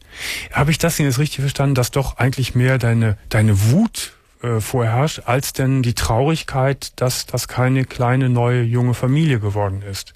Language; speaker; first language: German; native; German